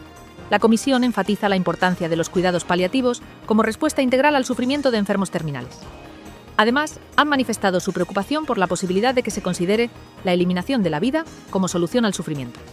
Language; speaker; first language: Spanish; native; Spanish